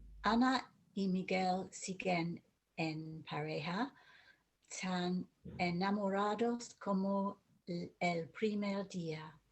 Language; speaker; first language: Spanish; non-native, learner; English